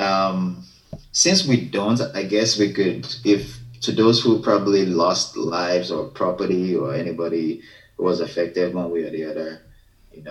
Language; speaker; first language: English; non-native, local second language; Yoruba